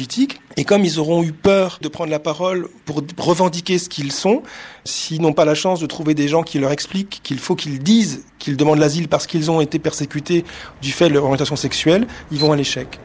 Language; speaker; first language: French; native; French